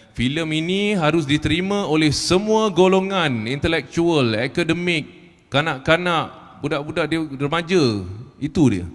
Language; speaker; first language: Malay; native; Malay